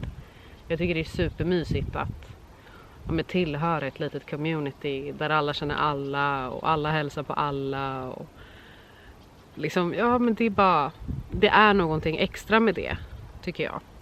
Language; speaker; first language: Swedish; native; Swedish